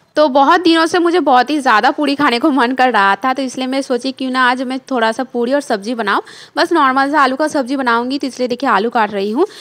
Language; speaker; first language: Hindi; non-native, local second language; Bangla